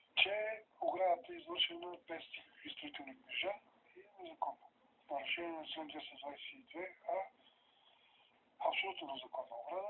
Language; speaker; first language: Bulgarian; native; Bulgarian